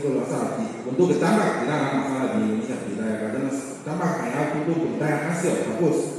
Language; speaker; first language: Indonesian; non-native, learner; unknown